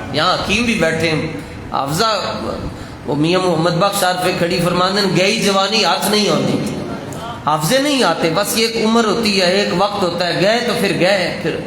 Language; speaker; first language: Urdu; non-native, local second language; Punjabi